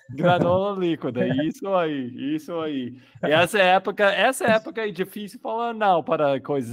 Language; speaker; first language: Portuguese; non-native, fluent; English